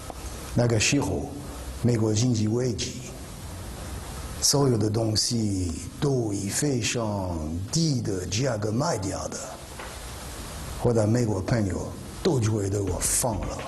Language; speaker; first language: Chinese; non-native, fluent; French